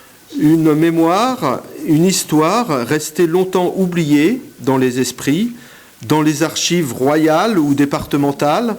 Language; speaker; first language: French; native; French